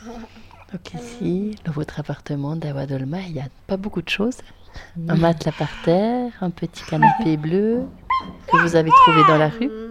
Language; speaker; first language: French; native; French